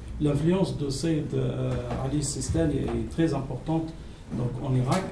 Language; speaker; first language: French; non-native, fluent; Arabic